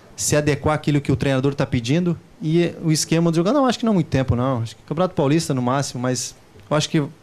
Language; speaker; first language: Portuguese; native; Portuguese